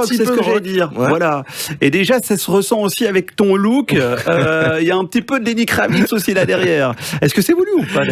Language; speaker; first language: French; native; French